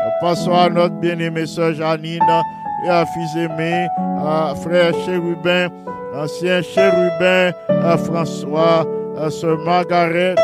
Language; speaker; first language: French; non-native, local second language; Haitian Creole